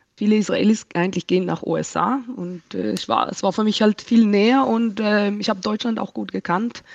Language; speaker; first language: German; non-native, fluent; Hebrew